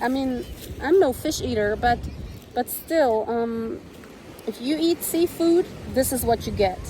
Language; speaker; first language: English; non-native, fluent; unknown